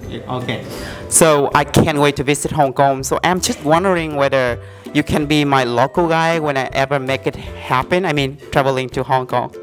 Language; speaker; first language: English; non-native, fluent; Vietnamese